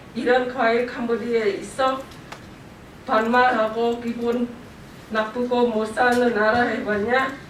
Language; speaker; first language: Korean; non-native, learner; Khmer